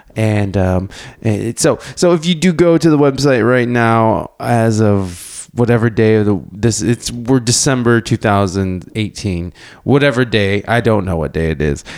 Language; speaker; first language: English; native; English